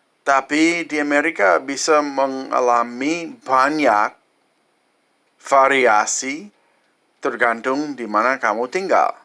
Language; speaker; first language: Indonesian; non-native, fluent; English